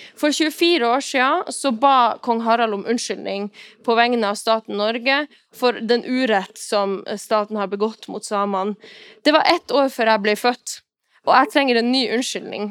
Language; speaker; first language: Norwegian; non-native, local second language; Northern Sami